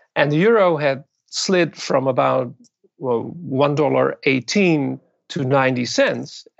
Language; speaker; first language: English; non-native, fluent; Dutch